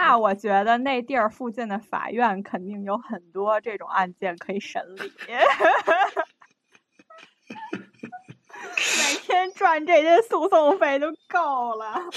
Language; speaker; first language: Chinese; native; Chinese